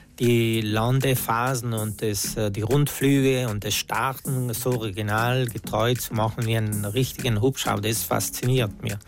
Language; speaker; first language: German; non-native, local second language; Ladin